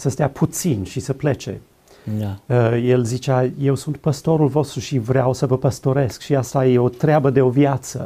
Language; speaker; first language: Romanian; non-native, fluent; English